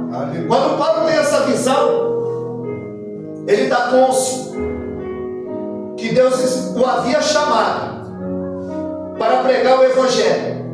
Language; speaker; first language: Portuguese; native; Portuguese